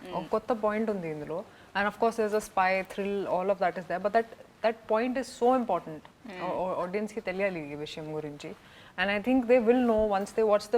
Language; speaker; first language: Telugu; non-native, fluent; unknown